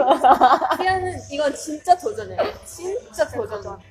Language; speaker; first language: Korean; non-native, learner; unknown